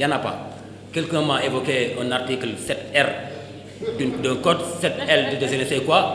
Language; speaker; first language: French; non-native, local second language; Wolof